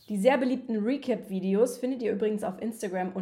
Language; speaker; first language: German; native; German